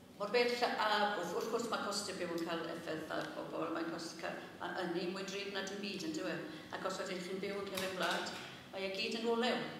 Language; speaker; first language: Welsh; native; Welsh